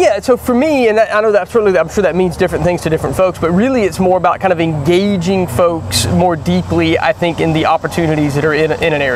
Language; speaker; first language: English; native; English